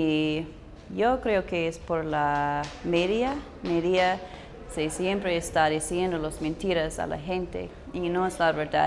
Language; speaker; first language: Spanish; non-native, learner; English